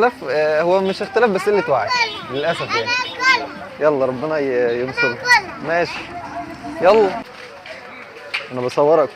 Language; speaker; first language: Arabic; native; Arabic